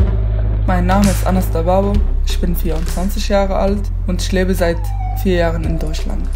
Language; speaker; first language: German; non-native, fluent; Arabic